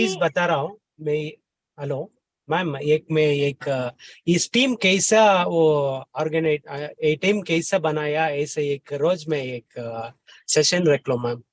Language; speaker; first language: Hindi; non-native, learner; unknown